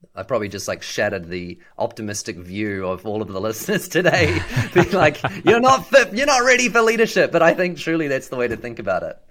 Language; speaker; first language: English; native; English